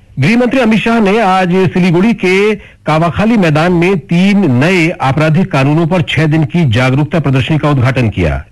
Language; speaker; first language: Hindi; native; Hindi